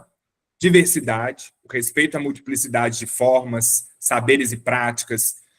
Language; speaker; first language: Portuguese; native; Portuguese